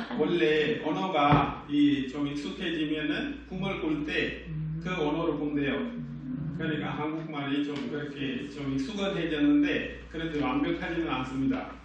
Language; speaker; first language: Korean; non-native, fluent; Sinhala